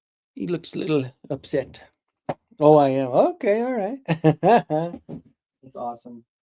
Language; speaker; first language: English; native; English